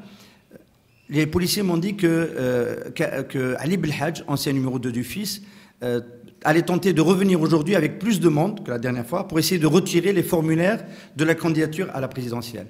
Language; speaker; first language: French; non-native, local second language; Arabic